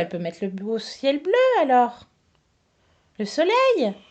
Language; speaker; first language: French; native; French